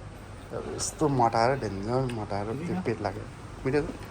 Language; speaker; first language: Nepali; native; Nepali